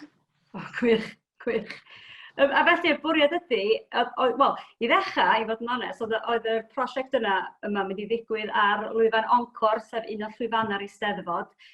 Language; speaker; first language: Welsh; native; Welsh